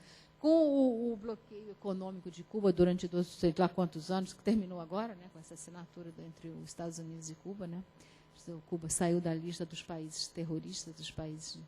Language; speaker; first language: Portuguese; native; Portuguese